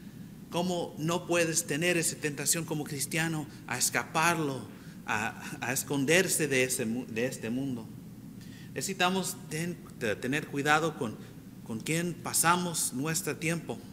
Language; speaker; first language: Spanish; non-native, fluent; English